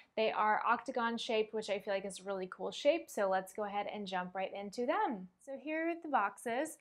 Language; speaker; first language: English; native; English